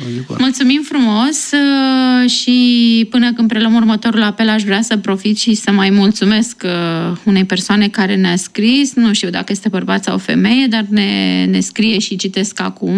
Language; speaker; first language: Romanian; native; Romanian